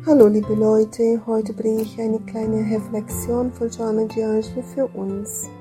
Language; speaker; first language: German; non-native, learner; Portuguese